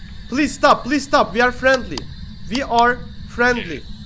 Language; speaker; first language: English; non-native, learner; Turkish